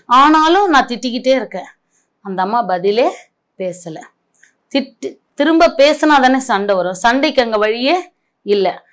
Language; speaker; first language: Tamil; non-native, local second language; Marathi